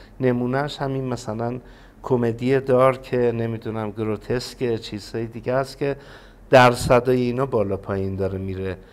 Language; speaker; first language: Persian; non-native, local second language; Azerbaijani